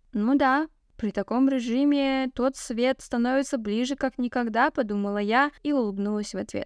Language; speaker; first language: Russian; non-native, local second language; Kazakh